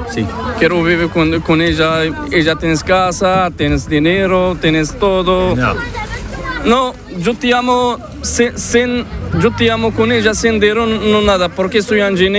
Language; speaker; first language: Spanish; non-native, learner; Arabic